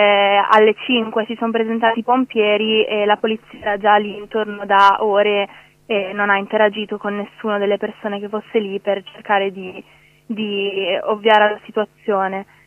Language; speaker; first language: Italian; native; Italian